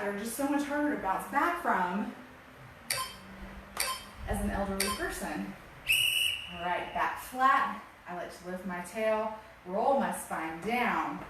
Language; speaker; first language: English; native; English